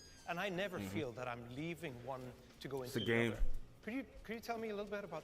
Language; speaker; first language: English; non-native, fluent; Swedish